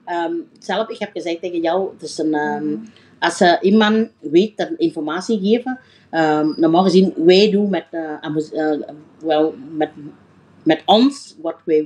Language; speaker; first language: Dutch; non-native, learner; Vietnamese